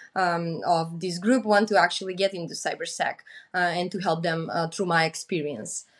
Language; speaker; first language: English; non-native, fluent; Macedonian